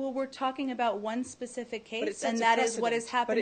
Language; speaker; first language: English; native; English